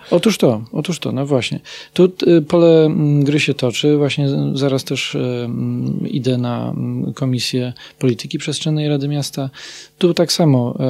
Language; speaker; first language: Polish; native; Polish